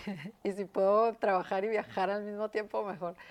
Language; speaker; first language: Spanish; native; Spanish